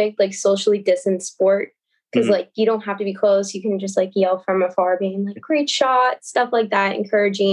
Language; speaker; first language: English; native; English